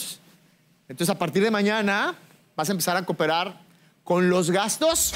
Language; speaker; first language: Spanish; native; Spanish